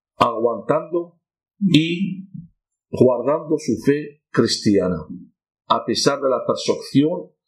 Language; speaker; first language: Spanish; non-native, fluent; Arabic